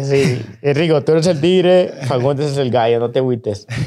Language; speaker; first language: Spanish; early bilingual, heritage; Spanish